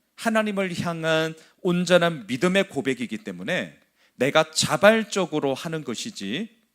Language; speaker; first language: Korean; native; Korean